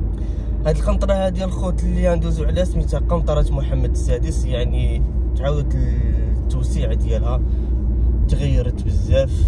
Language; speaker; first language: Arabic; native; Arabic